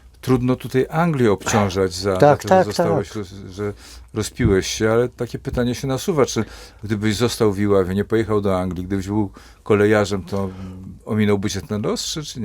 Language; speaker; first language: Polish; native; Polish